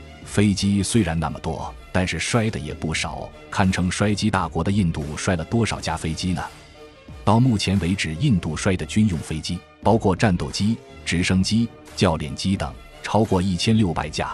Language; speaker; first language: Chinese; native; Chinese